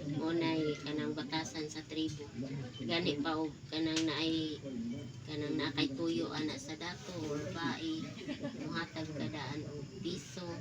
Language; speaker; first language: Cebuano; non-native, local second language; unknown